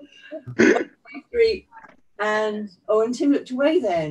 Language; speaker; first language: English; native; English